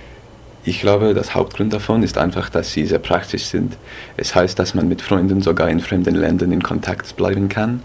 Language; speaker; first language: German; non-native, fluent; English